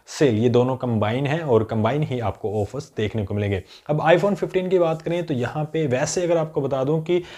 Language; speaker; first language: Hindi; native; Hindi